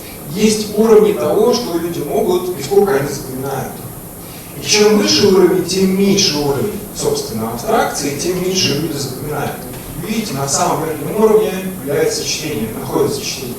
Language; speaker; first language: Russian; native; Russian